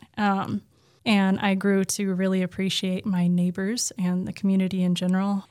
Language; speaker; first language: English; native; English